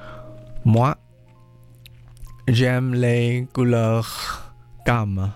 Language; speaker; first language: French; non-native, learner; English